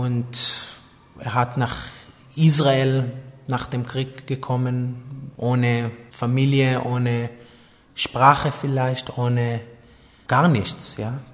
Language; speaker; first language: German; non-native, fluent; Hebrew